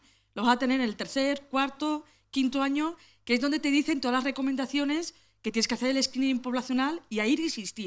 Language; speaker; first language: Spanish; native; Spanish